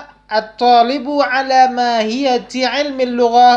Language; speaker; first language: Arabic; non-native, fluent; Indonesian